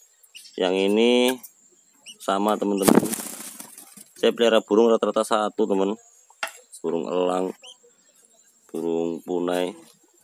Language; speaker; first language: Malay; native; Malay